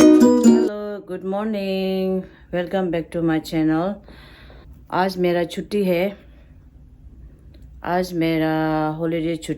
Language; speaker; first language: Hindi; non-native, local second language; Tibetan